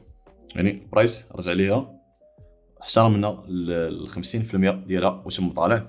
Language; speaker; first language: Arabic; native; Arabic